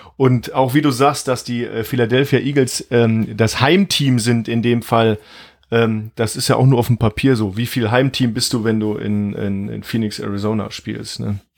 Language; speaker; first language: German; native; German